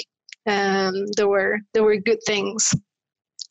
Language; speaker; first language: English; non-native, fluent; Spanish